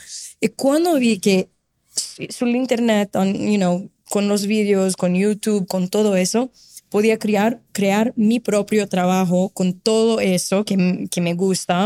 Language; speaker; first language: Spanish; non-native, fluent; Portuguese